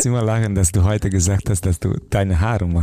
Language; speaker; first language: German; non-native, fluent; Romanian